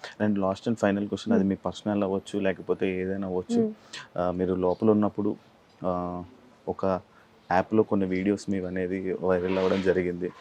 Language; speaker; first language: Telugu; native; Telugu